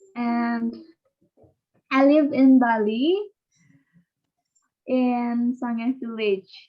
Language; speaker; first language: English; non-native, learner; Indonesian